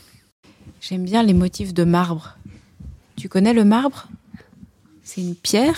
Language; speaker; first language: French; native; French